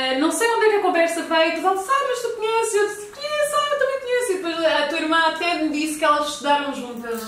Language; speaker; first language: Portuguese; native; Portuguese